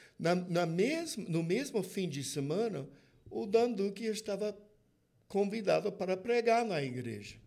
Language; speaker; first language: Portuguese; non-native, fluent; English